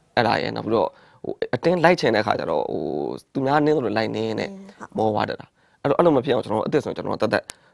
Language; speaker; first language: Burmese; native; Burmese